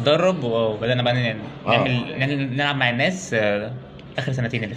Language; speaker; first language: Arabic; native; Arabic